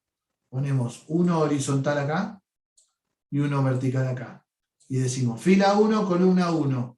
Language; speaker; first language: Spanish; native; Spanish